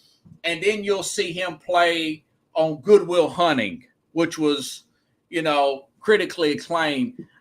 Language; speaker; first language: English; native; English